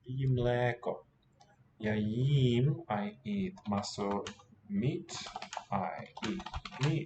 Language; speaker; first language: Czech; non-native, learner; English